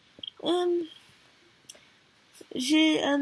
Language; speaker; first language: French; non-native, learner; Korean